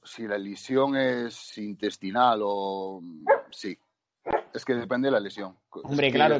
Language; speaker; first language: Spanish; native; Spanish